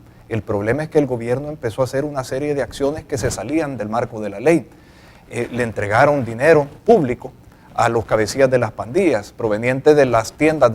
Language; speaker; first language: Spanish; native; Spanish